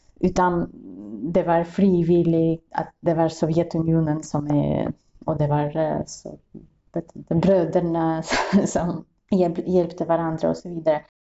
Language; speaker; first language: Swedish; non-native, fluent; Russian